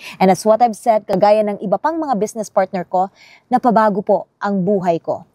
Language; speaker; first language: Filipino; non-native, local second language; Cebuano